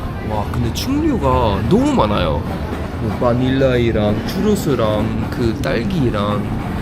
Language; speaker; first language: Korean; native; Korean